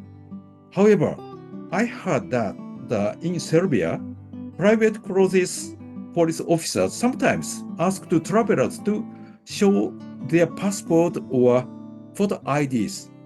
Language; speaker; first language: English; non-native, learner; Japanese